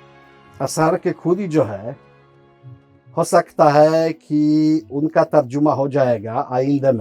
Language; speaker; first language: Hindi; non-native, fluent; Polish